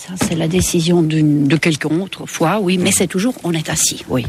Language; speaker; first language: French; non-native, fluent; Estonian